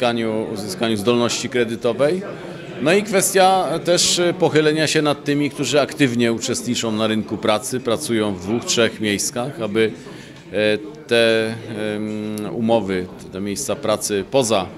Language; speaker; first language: Polish; native; Polish